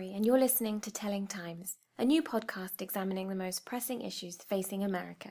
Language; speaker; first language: English; native; English